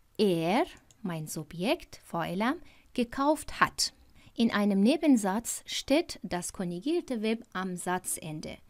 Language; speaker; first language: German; non-native, fluent; Persian